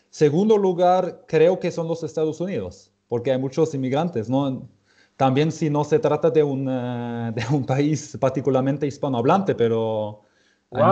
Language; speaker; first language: Spanish; non-native, fluent; German